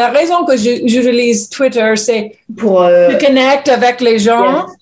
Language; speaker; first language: French; non-native, learner; English